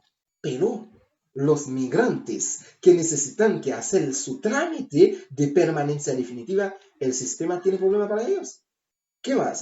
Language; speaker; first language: Spanish; non-native, learner; Haitian Creole